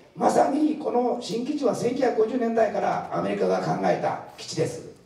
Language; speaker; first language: Japanese; native; Japanese